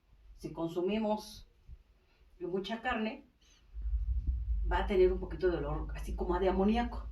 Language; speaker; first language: Spanish; native; Spanish